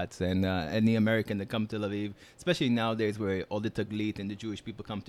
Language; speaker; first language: English; non-native, fluent; Hebrew